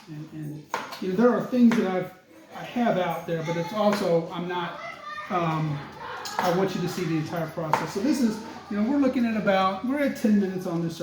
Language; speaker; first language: English; native; English